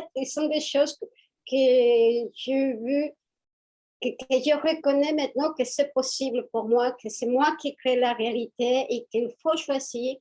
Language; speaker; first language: French; non-native, fluent; Spanish